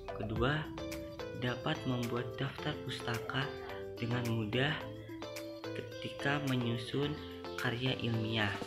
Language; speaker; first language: Indonesian; native; Indonesian